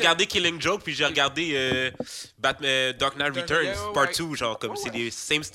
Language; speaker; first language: French; native; French